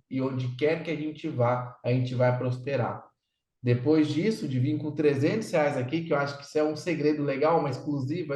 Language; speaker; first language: Portuguese; native; Portuguese